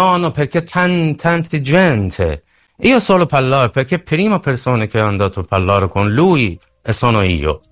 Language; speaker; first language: Italian; non-native, learner; Persian